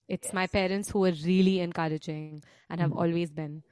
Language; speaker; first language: English; non-native, local second language; Hindi